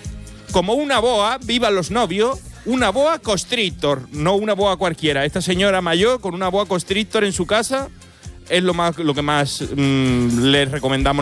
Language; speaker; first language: Spanish; native; Spanish